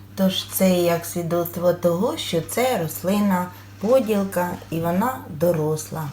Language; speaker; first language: Ukrainian; native; Ukrainian